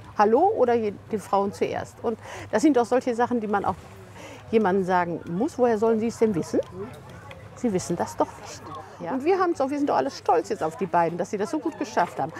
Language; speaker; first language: German; native; German